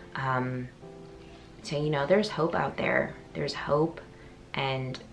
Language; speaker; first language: English; native; English